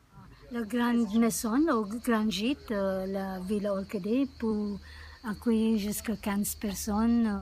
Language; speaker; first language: French; non-native, learner; English